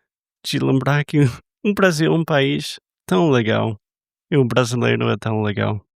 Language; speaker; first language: Portuguese; non-native, fluent; English